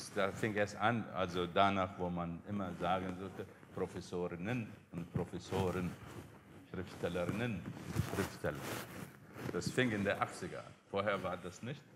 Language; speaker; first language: German; non-native, fluent; Arabic